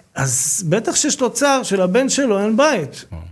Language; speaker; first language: Hebrew; native; Hebrew